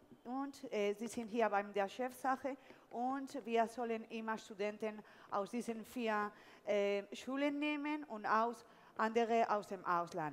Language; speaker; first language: German; non-native, fluent; Spanish